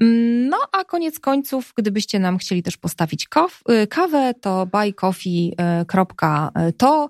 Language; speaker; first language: Polish; native; Polish